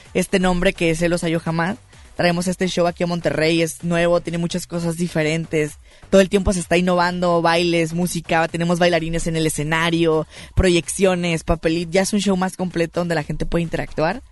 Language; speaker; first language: Spanish; native; Spanish